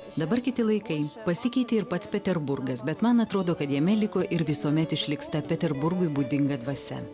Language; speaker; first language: Lithuanian; non-native, fluent; Russian